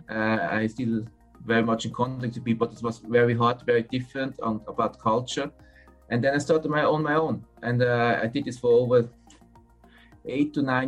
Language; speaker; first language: English; non-native, fluent; German